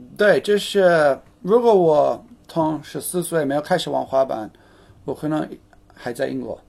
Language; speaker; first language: Chinese; non-native, fluent; English